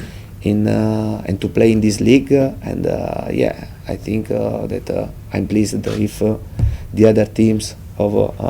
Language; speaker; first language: English; non-native, fluent; Italian